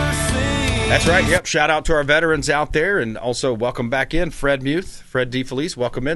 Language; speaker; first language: English; native; English